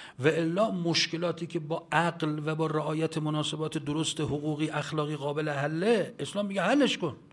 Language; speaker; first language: Persian; native; Persian